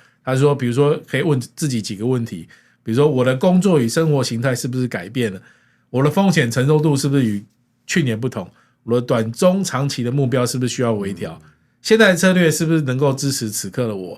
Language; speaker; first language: Chinese; native; Chinese